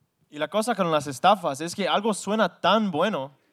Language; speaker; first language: Spanish; non-native, fluent; English